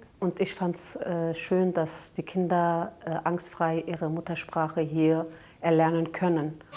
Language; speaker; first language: German; early bilingual, other home language; Kurdish